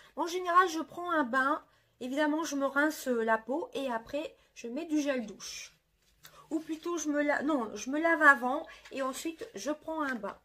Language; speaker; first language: French; native; French